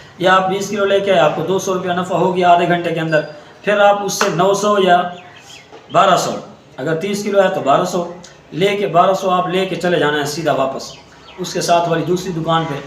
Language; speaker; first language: Urdu; non-native, local second language; Saraiki